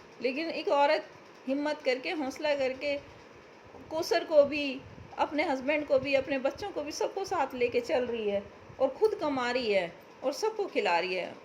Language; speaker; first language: Urdu; native; Urdu